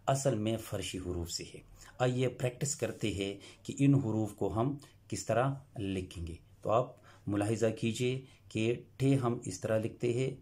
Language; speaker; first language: Urdu; non-native, local second language; Pashto